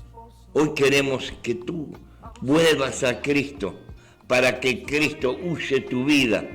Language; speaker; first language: Spanish; native; Spanish